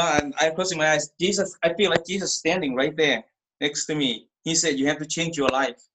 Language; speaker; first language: English; non-native, learner; Thai